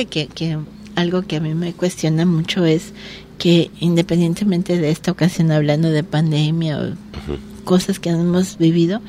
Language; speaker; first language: Spanish; native; Spanish